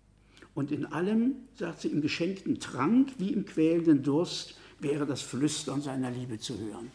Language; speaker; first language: German; native; German